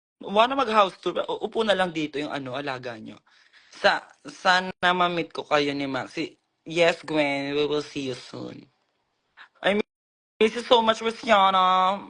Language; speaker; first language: Filipino; native; Filipino